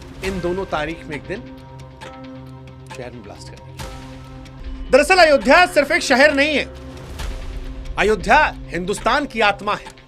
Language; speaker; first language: Hindi; native; Hindi